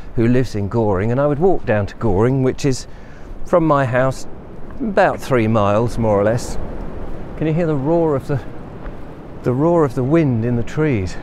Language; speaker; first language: English; native; English